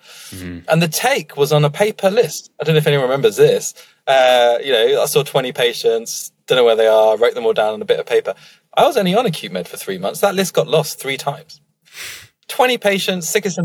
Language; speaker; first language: English; native; English